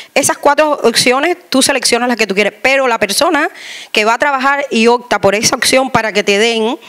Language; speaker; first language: Spanish; native; Spanish